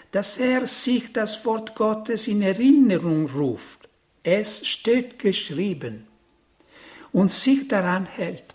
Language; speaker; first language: German; non-native, fluent; Italian